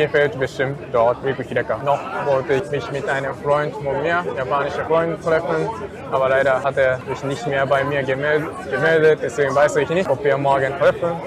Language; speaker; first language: German; non-native, learner; Japanese